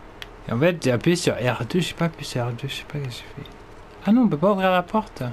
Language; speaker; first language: French; native; French